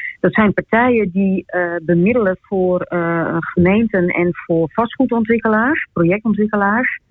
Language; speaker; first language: Dutch; native; Dutch